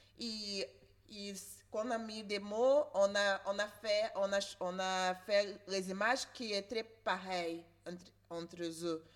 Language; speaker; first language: French; non-native, learner; Portuguese